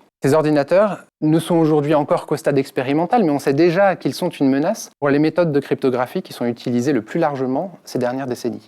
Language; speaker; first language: French; native; French